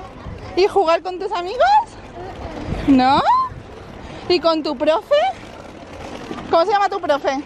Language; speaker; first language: Spanish; native; Spanish